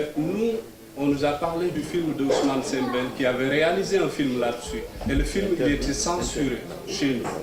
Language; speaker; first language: French; non-native, local second language; Wolof